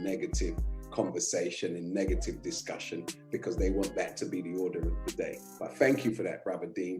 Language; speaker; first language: English; native; English